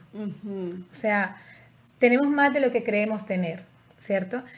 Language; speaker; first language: Spanish; native; Spanish